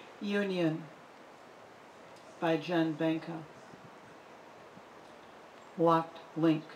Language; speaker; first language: English; native; English